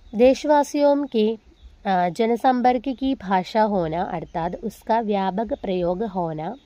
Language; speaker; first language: Hindi; non-native, local second language; Malayalam